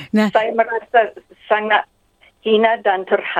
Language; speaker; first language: Indonesian; non-native, fluent; English